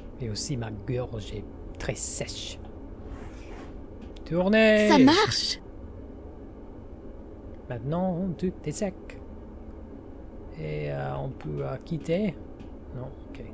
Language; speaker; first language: French; non-native, learner; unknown